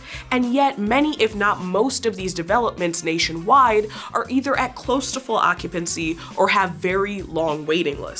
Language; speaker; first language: English; native; English